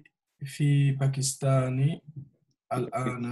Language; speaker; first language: Arabic; non-native, learner; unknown